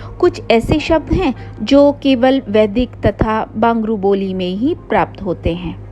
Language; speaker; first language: Hindi; native; Hindi